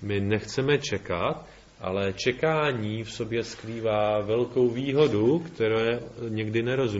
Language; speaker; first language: Czech; native; Czech